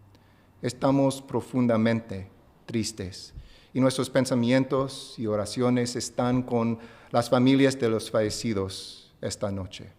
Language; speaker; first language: Spanish; non-native, fluent; English